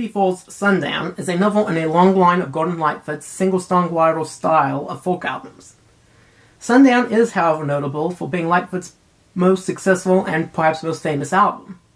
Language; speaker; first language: English; native; English